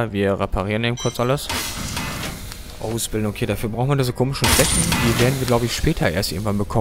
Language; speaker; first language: German; native; German